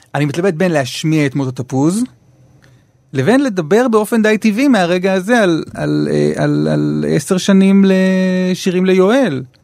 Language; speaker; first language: Hebrew; native; Hebrew